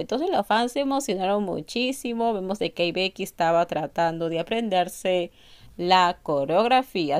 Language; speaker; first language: Spanish; native; Spanish